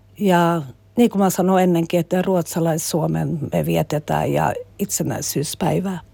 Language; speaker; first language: Finnish; early bilingual, heritage; Finnish